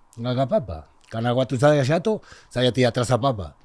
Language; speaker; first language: Indonesian; non-native, learner; Spanish